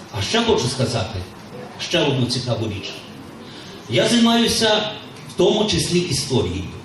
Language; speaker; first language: Ukrainian; native; Ukrainian